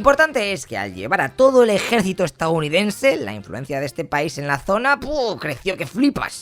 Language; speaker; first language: Spanish; native; Spanish